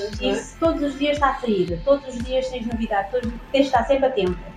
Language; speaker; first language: Portuguese; non-native, local second language; Kabuverdianu